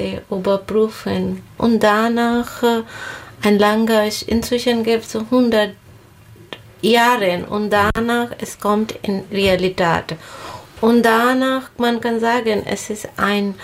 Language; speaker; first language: German; non-native, learner; Bangla